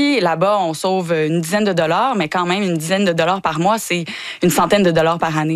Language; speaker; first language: French; native; French